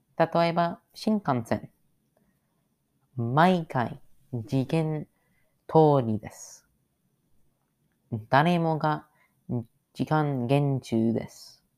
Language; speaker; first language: Japanese; non-native, learner; English